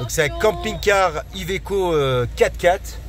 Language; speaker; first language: French; native; French